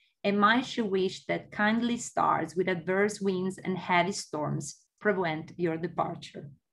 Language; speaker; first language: English; non-native, fluent; Italian